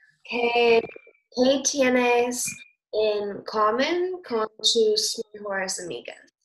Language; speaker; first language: Spanish; non-native, learner; English